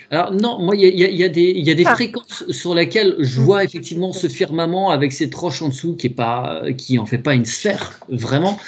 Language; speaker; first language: French; native; French